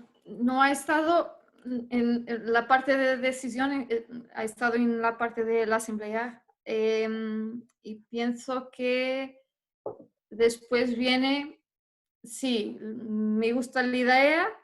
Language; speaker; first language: Spanish; non-native, fluent; Portuguese